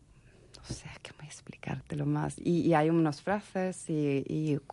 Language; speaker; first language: Spanish; non-native, fluent; Swedish